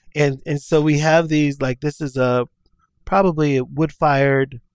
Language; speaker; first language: English; native; English